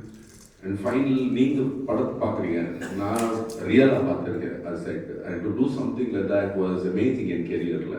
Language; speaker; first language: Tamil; non-native, fluent; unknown